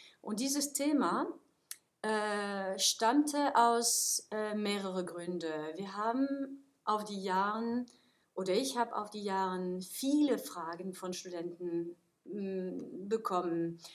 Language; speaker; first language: German; non-native, fluent; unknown